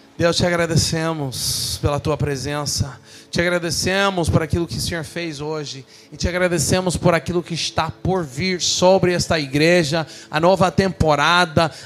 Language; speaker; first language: Portuguese; non-native, fluent; English